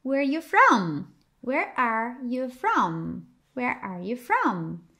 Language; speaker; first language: English; non-native, fluent; Portuguese